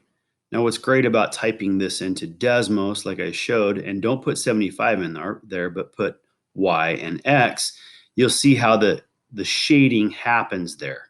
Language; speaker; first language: English; native; English